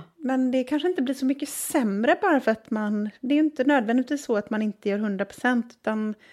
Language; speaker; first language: Swedish; native; Swedish